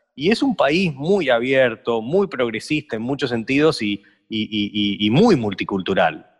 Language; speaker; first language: Spanish; native; Spanish